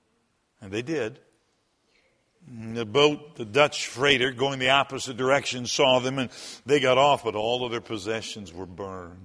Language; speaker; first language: English; native; English